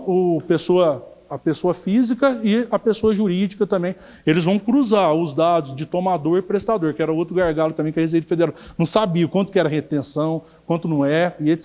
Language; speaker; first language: Portuguese; native; Portuguese